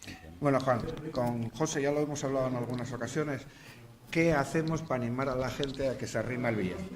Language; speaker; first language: Spanish; native; Spanish